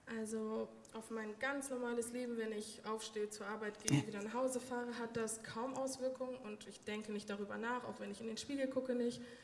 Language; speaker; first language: German; native; German